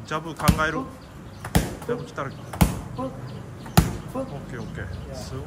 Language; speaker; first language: Japanese; native; Japanese